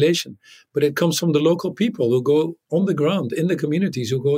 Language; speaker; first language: English; non-native, fluent; Dutch